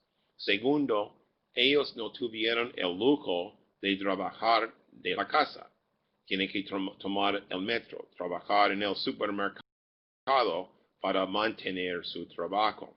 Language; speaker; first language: Spanish; non-native, fluent; English